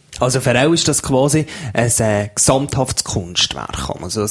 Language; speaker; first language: German; native; German